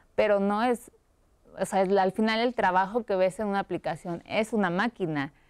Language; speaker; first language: Spanish; native; Spanish